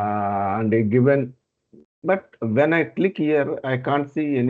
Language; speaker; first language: English; non-native, learner; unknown